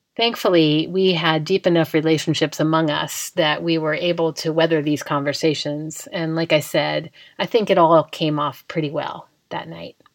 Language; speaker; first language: English; native; English